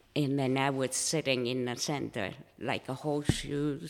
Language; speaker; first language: English; non-native, fluent; Japanese